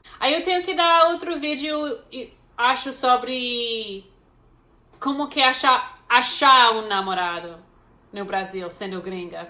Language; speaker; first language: Portuguese; non-native, fluent; English